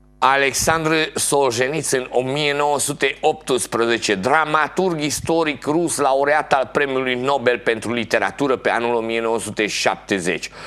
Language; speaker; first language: Romanian; native; Romanian